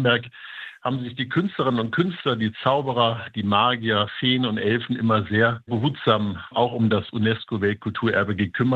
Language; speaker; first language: German; native; German